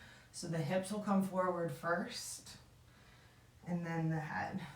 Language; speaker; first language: English; native; English